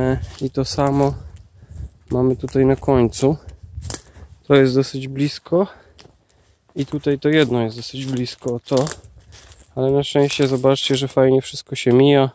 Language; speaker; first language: Polish; native; Polish